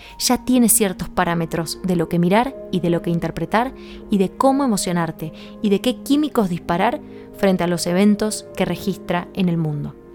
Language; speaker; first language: Spanish; native; Spanish